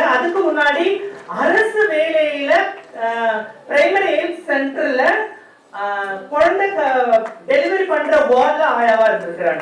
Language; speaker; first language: Tamil; native; Tamil